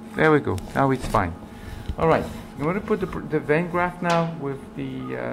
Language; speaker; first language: English; non-native, fluent; French